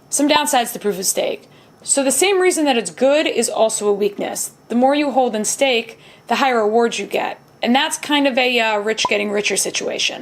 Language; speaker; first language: English; native; English